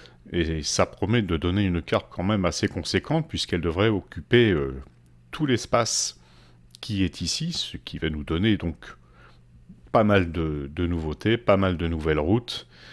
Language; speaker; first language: French; native; French